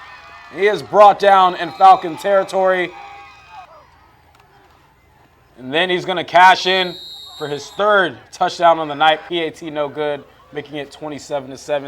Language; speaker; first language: English; native; English